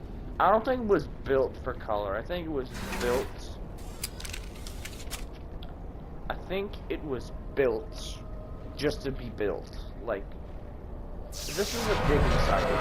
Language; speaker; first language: English; native; English